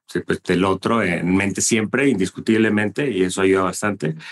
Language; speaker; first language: Spanish; native; Spanish